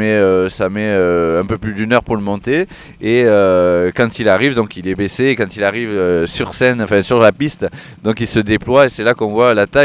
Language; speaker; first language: French; native; French